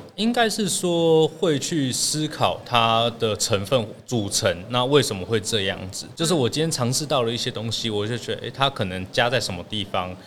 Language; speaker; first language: Chinese; native; Chinese